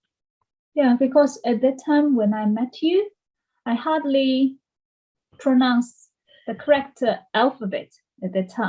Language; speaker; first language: English; non-native, learner; Chinese